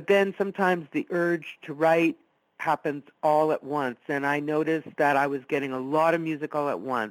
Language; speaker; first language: English; non-native, fluent; Italian